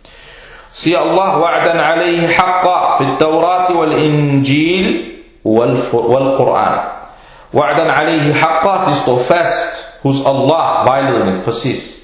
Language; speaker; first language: Danish; early bilingual, other home language; Arabic